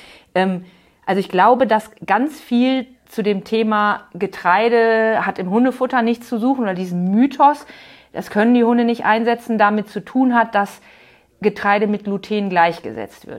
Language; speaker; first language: German; native; German